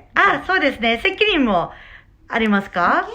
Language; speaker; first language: Japanese; non-native, learner; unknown